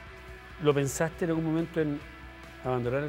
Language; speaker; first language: Spanish; native; Spanish